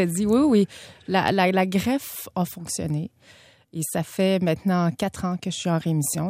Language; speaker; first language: French; early bilingual, other home language; Vietnamese